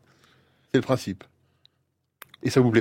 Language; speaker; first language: French; native; French